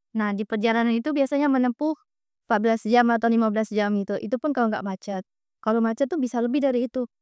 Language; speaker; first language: Indonesian; native; Indonesian